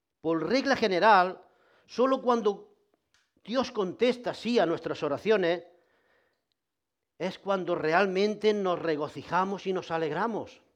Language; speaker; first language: Spanish; native; Spanish